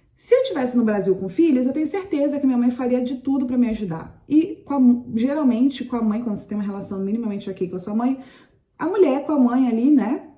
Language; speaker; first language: Portuguese; native; Portuguese